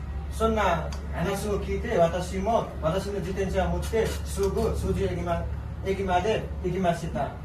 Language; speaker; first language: Japanese; non-native, learner; Nepali